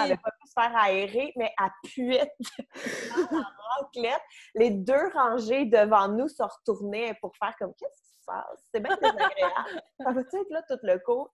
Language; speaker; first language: French; native; French